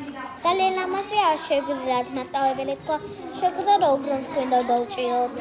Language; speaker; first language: Georgian; early bilingual, heritage; Georgian